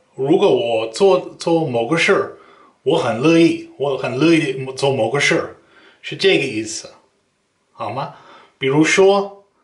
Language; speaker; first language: Chinese; non-native, fluent; Dutch